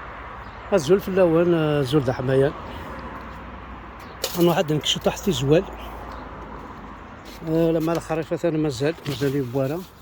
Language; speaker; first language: Arabic; native; Arabic